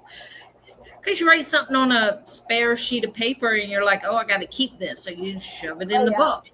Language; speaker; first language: English; native; English